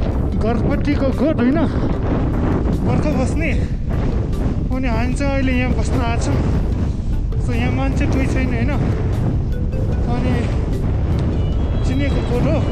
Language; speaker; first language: Nepali; non-native, local second language; Tibetan